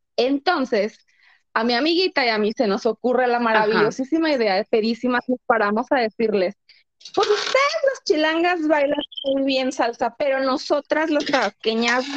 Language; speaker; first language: Spanish; early bilingual, heritage; Spanish